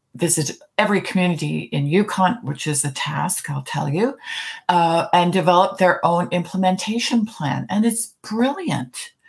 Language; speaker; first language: English; native; English